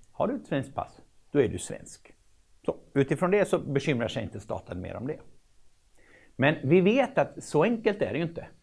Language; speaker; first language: Swedish; native; Swedish